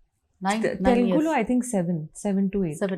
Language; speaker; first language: Telugu; non-native, learner; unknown